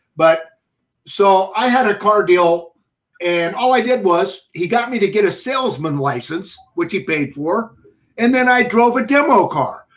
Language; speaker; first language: English; native; English